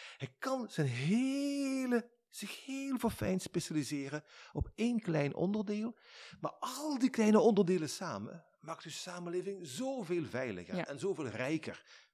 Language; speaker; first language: Dutch; native; Dutch